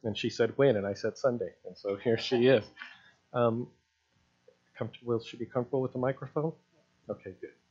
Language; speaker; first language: English; native; English